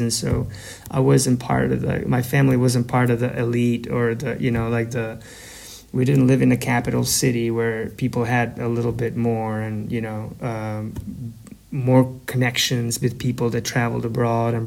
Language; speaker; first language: English; non-native, fluent; Albanian